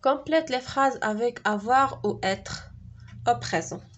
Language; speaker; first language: French; non-native, local second language; Arabic